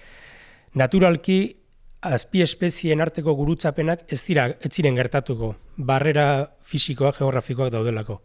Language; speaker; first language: Basque; native; Basque